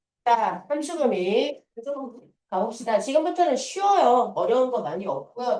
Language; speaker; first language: Korean; native; Korean